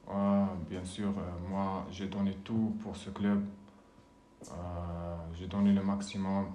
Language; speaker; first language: French; non-native, learner; Arabic